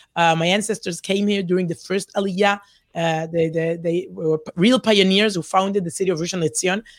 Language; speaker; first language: English; non-native, fluent; Hebrew